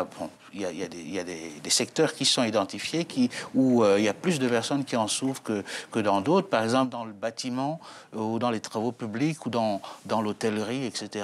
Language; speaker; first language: French; native; French